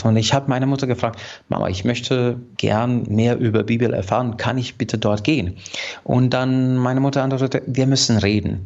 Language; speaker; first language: German; non-native, fluent; Hungarian